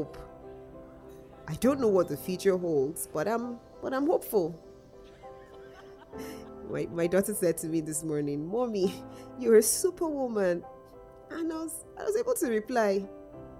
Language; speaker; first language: English; non-native, local second language; Yoruba